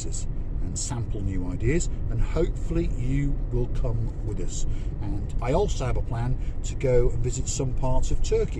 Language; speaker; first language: English; native; English